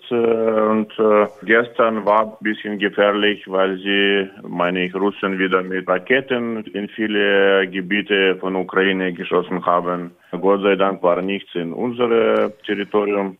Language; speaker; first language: German; non-native, fluent; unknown